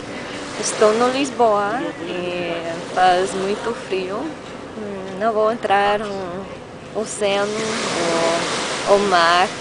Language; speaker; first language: Portuguese; non-native, learner; English